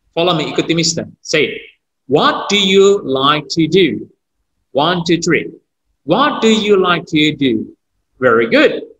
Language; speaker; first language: English; non-native, fluent; Indonesian